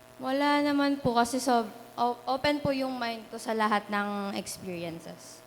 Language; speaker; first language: Filipino; native; Filipino